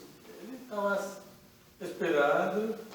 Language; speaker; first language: Portuguese; non-native, learner; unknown